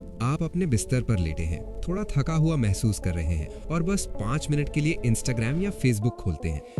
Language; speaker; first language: Hindi; native; Hindi